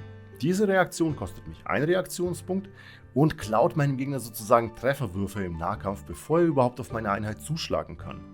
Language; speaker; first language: German; native; German